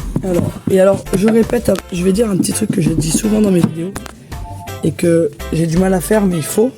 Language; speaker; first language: French; native; French